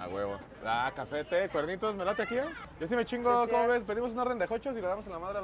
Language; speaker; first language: Spanish; native; Spanish